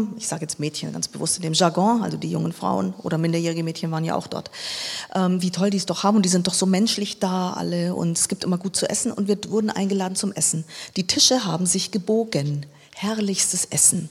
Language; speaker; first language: German; native; German